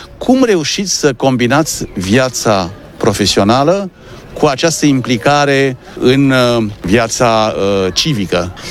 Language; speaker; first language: Romanian; native; Romanian